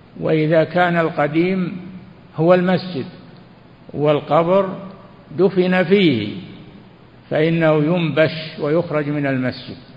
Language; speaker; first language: Arabic; native; Arabic